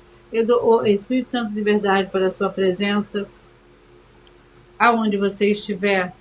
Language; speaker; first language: Portuguese; native; Portuguese